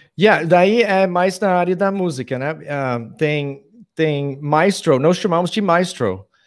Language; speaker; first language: Portuguese; non-native, fluent; English